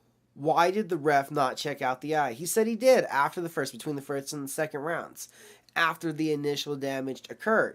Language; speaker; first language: English; native; English